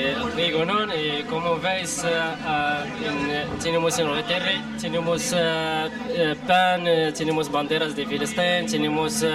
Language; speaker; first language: Spanish; non-native, learner; Arabic